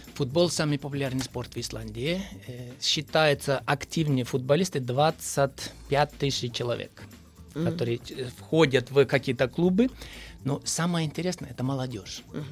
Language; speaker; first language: Russian; non-native, fluent; Icelandic